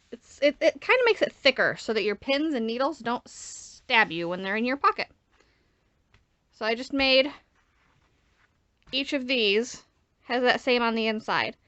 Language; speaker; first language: English; native; English